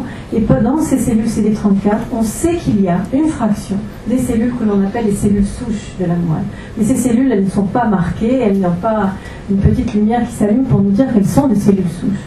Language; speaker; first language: French; native; French